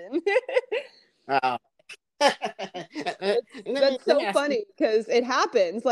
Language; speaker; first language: English; native; English